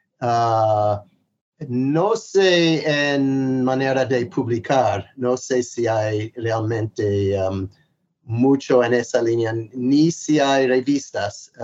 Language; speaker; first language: Spanish; non-native, fluent; English